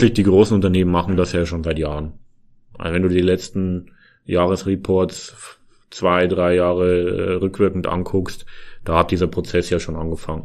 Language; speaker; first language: German; native; German